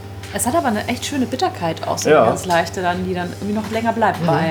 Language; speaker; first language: German; native; German